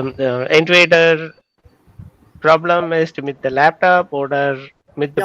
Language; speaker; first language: German; non-native, learner; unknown